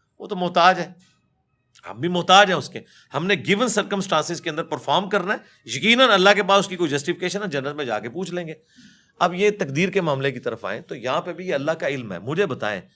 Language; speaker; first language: Urdu; native; Urdu